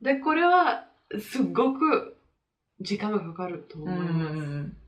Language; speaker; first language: Japanese; non-native, fluent; French